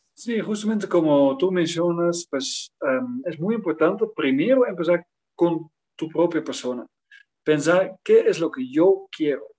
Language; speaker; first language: Spanish; non-native, fluent; Dutch